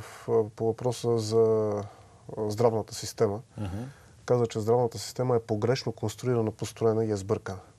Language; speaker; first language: Bulgarian; native; Bulgarian